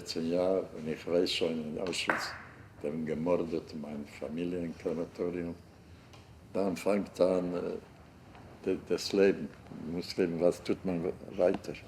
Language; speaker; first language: German; non-native, learner; Hungarian